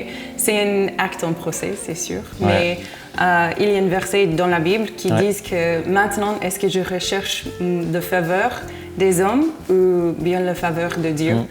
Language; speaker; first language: French; non-native, fluent; English